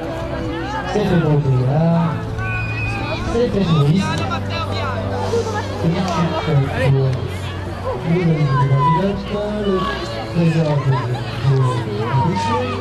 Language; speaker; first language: French; native; French